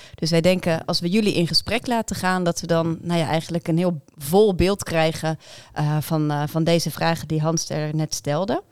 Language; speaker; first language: Dutch; native; Dutch